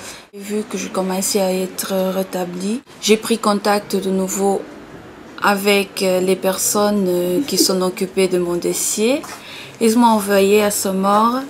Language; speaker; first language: French; non-native, fluent; Portuguese